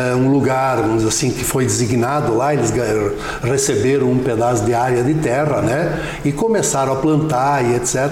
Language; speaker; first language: Portuguese; non-native, local second language; Venetian